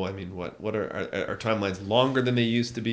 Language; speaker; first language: English; native; English